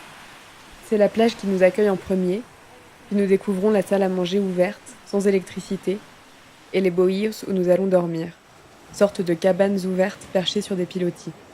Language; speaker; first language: French; native; French